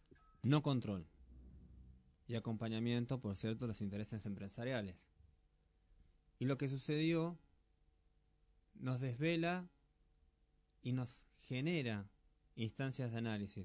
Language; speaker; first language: Spanish; native; Spanish